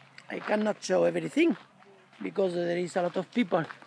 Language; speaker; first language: English; non-native, learner; French